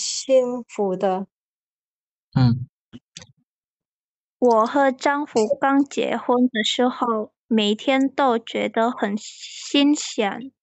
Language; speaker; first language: Chinese; non-native, learner; Indonesian